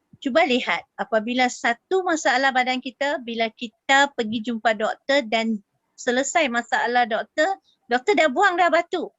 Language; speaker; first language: Malay; native; Malay